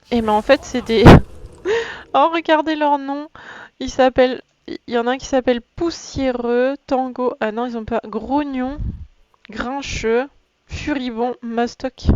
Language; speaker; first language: French; native; French